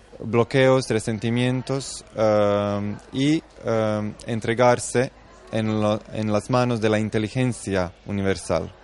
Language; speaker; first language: Spanish; non-native, fluent; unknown